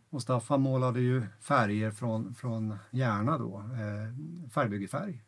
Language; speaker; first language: Swedish; native; Swedish